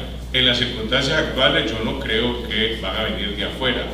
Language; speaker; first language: Spanish; native; Spanish